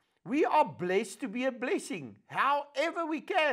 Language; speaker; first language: English; non-native, local second language; Afrikaans